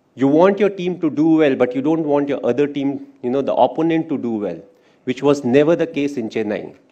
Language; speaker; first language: English; non-native, local second language; Hindi